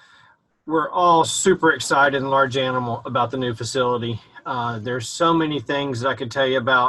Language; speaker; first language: English; native; English